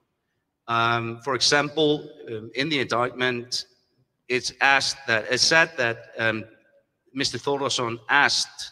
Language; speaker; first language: English; non-native, fluent; German